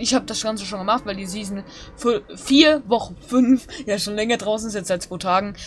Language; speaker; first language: German; native; German